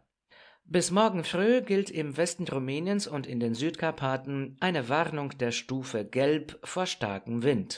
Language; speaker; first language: German; non-native, fluent; Romanian